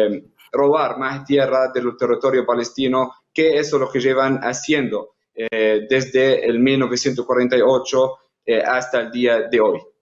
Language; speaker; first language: Spanish; non-native, fluent; Arabic